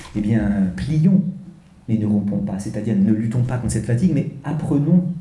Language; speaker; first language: French; native; French